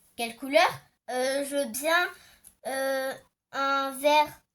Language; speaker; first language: French; native; French